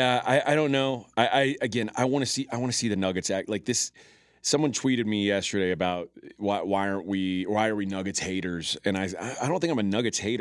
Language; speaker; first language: English; native; English